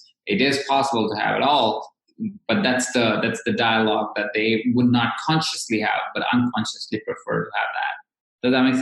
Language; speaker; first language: English; non-native, local second language; Hindi